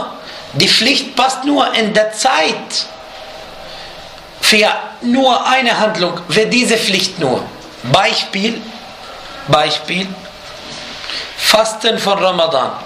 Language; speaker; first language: German; non-native, fluent; Arabic